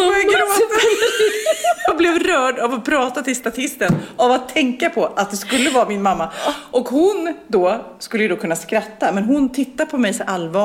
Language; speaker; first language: Swedish; native; Swedish